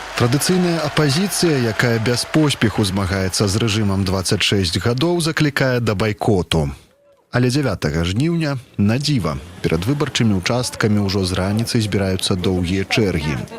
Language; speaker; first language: Belarusian; native; Belarusian